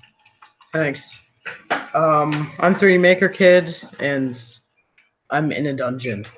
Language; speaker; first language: English; native; English